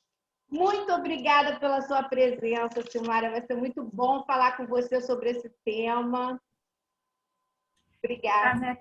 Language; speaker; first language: Portuguese; native; Portuguese